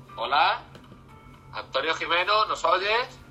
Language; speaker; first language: Spanish; native; Spanish